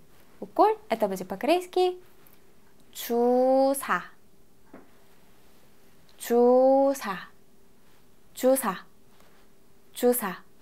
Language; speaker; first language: Russian; non-native, fluent; Korean